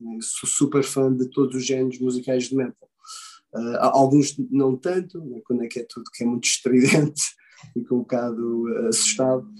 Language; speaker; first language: Portuguese; early bilingual, heritage; Portuguese